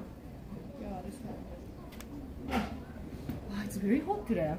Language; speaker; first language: English; non-native, learner; Japanese